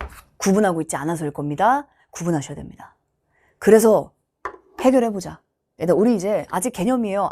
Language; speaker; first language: Korean; native; Korean